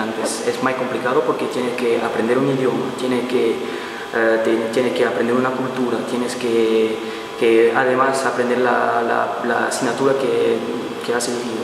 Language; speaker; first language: Spanish; non-native, learner; Portuguese